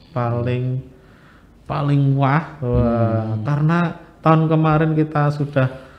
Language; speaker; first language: Indonesian; native; Indonesian